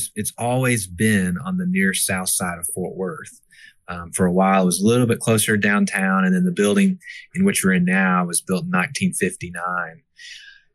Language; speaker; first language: English; native; English